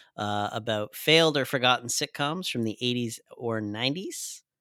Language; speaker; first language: English; native; English